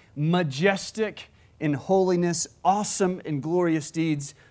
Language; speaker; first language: English; native; English